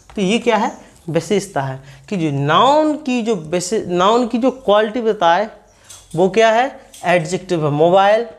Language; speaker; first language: Hindi; native; Hindi